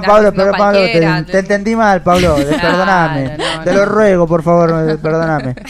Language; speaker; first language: Spanish; native; Spanish